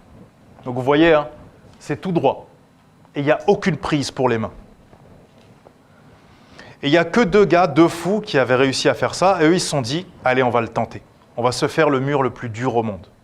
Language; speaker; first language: French; native; French